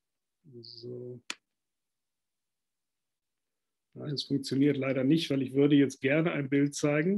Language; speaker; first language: German; native; German